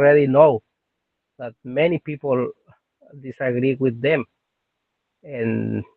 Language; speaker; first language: English; non-native, learner; Spanish